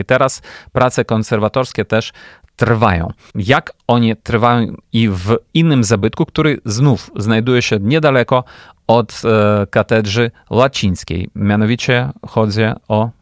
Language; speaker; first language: Polish; non-native, fluent; Ukrainian